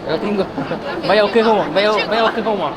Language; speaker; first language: Chinese; non-native, learner; Amharic